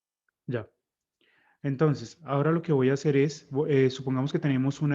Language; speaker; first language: Spanish; native; Spanish